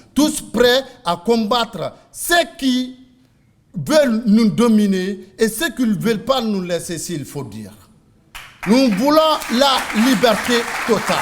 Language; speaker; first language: French; non-native, local second language; Mandingo